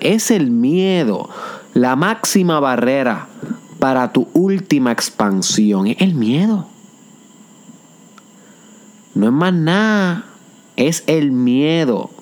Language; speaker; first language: Spanish; native; Spanish